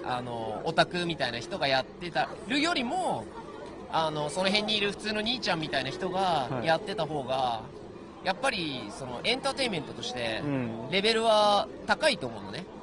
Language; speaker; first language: Japanese; native; Japanese